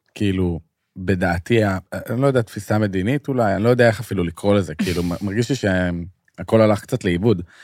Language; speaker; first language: Hebrew; native; Hebrew